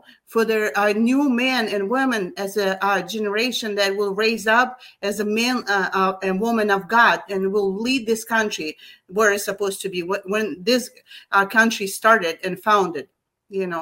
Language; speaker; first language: English; non-native, fluent; Russian